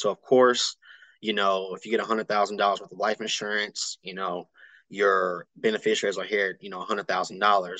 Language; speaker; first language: English; native; English